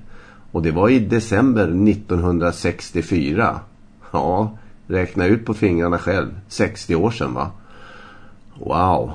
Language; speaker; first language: Swedish; native; Swedish